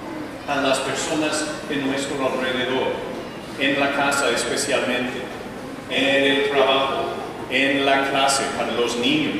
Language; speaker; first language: Spanish; non-native, fluent; English